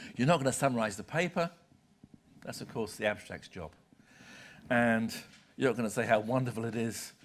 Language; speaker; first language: English; native; English